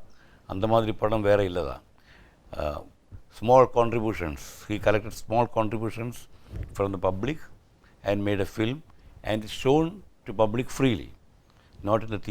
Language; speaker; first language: Tamil; non-native, learner; Malayalam